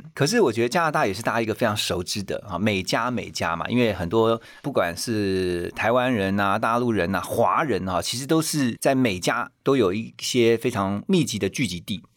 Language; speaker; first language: Chinese; native; Chinese